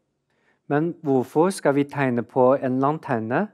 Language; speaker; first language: Norwegian; non-native, fluent; Chinese